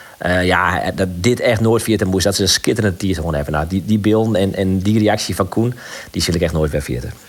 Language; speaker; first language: Dutch; non-native, local second language; Western Frisian